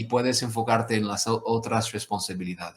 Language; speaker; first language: Spanish; non-native, fluent; English